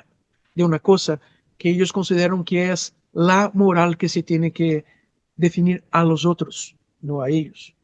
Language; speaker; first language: Spanish; non-native, fluent; Portuguese